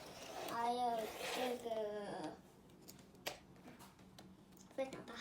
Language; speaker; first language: Chinese; early bilingual, heritage; Chinese